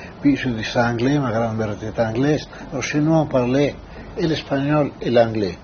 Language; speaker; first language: French; non-native, fluent; Spanish